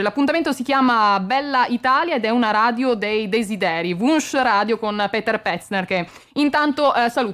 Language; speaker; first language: Italian; native; Italian